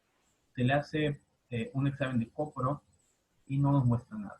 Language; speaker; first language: Spanish; native; Spanish